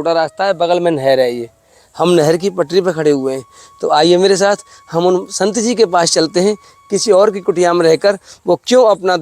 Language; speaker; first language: Hindi; native; Hindi